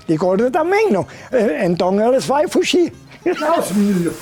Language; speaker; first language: Portuguese; non-native, local second language; German